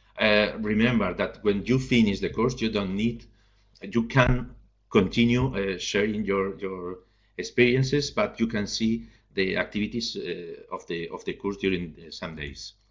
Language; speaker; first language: English; non-native, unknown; Spanish